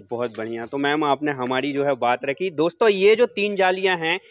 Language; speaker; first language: Hindi; native; Hindi